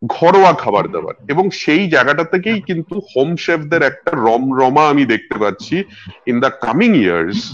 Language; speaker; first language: Bangla; native; Bangla